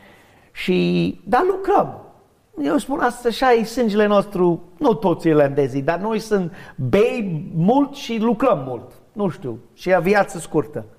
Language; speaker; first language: Romanian; non-native, learner; English